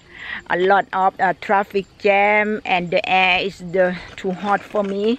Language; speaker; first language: English; non-native, learner; Thai